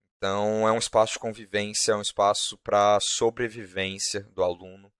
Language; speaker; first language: Portuguese; native; Portuguese